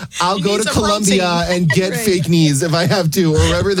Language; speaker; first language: English; native; English